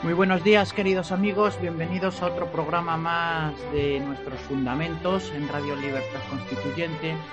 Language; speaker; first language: Spanish; native; Spanish